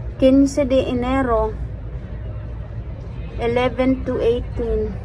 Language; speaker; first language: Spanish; non-native, learner; Filipino